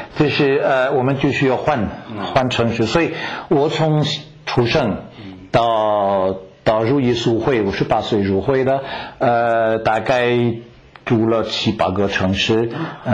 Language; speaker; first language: Chinese; non-native, fluent; French